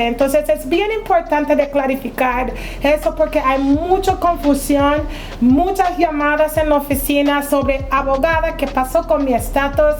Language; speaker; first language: Spanish; non-native, fluent; English